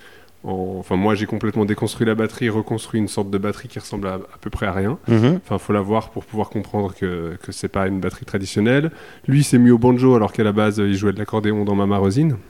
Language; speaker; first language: French; native; French